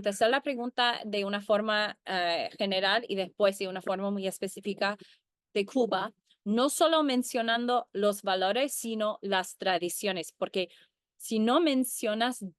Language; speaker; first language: Spanish; early bilingual, heritage; Spanish